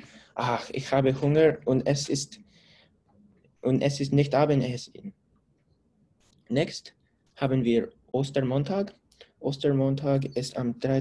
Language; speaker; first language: German; non-native, learner; English